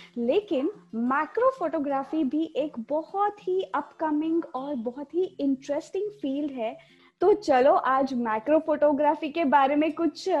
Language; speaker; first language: Hindi; non-native, local second language; Marathi